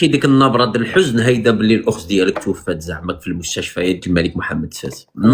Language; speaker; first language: Arabic; native; Arabic